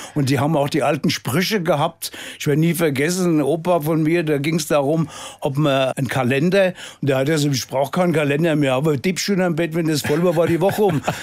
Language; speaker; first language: German; native; German